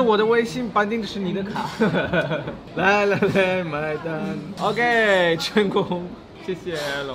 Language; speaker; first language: Chinese; non-native, fluent; German